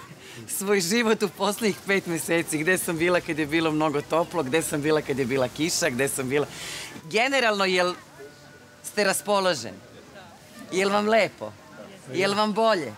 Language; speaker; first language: Serbian; native; Serbian